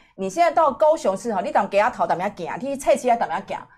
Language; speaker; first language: Chinese; native; Chinese